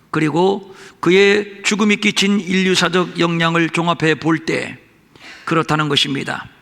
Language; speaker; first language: Korean; native; Korean